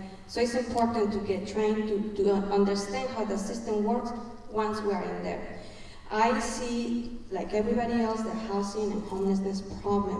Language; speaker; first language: English; non-native, fluent; Spanish